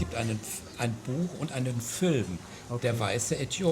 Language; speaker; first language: German; native; German